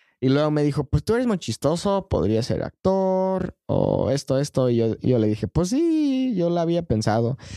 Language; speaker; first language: Spanish; non-native, fluent; English